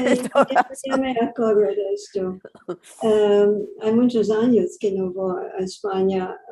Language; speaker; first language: Spanish; early bilingual, heritage; English